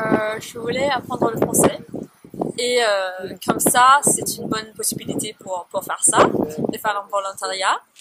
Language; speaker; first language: French; non-native, learner; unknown